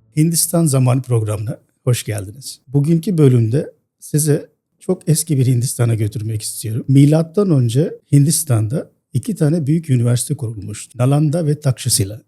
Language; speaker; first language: Turkish; non-native, fluent; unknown